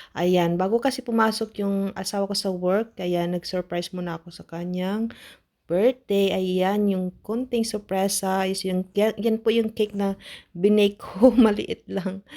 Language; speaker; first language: Filipino; non-native, local second language; Cebuano